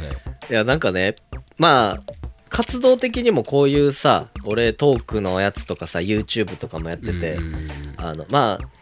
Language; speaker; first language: Japanese; native; Japanese